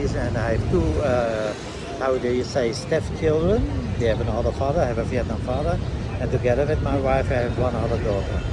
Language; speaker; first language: English; non-native, learner; Dutch